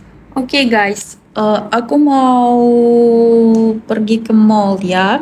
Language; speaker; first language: Indonesian; non-native, learner; Russian